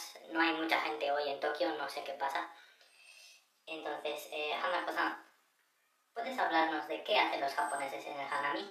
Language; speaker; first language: Spanish; native; Spanish